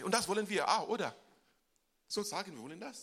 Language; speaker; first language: German; non-native, fluent; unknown